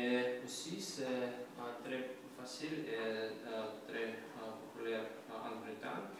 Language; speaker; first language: French; non-native, learner; Russian